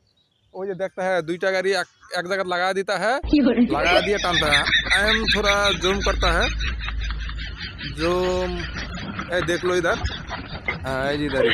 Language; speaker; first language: Hindi; non-native, local second language; Bangla